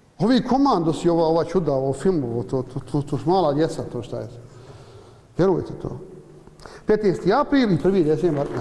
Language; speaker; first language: Bosnian; native; Bosnian